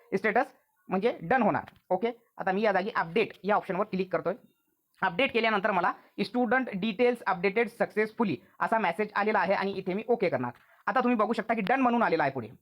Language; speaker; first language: Marathi; non-native, local second language; Urdu